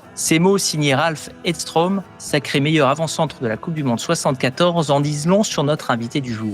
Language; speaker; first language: French; native; French